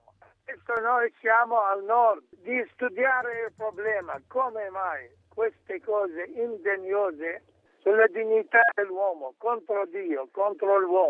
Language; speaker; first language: Italian; non-native, fluent; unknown